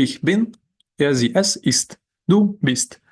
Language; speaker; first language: German; non-native, fluent; Ukrainian